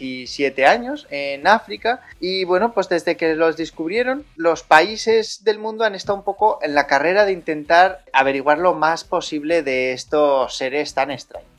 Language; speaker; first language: Spanish; native; Spanish